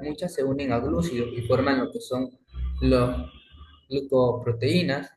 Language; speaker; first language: Spanish; native; Spanish